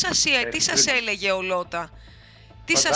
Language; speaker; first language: Greek; native; Greek